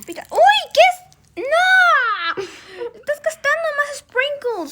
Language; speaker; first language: Spanish; native; Spanish